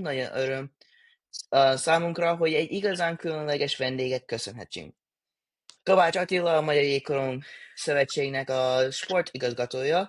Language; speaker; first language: Hungarian; early bilingual, heritage; English